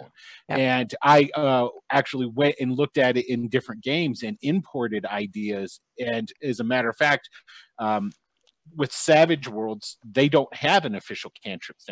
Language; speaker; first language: English; native; English